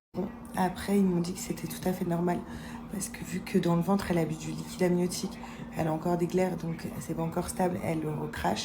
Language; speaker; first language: French; native; French